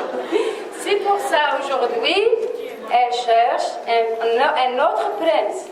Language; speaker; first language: French; non-native, learner; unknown